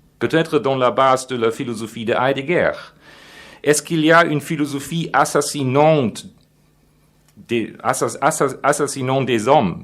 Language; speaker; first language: French; non-native, fluent; German